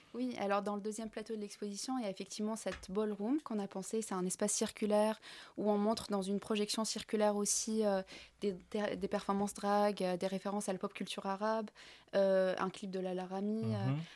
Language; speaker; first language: French; non-native, local second language; Arabic